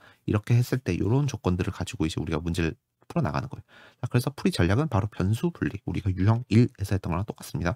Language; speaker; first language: Korean; native; Korean